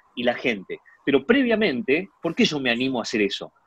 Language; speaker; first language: Spanish; early bilingual, other home language; Chinese